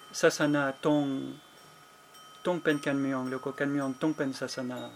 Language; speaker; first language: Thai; non-native, fluent; French